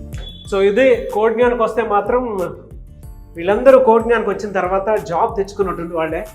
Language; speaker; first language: Telugu; native; Telugu